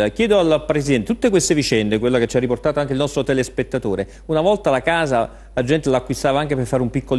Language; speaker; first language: Italian; native; Italian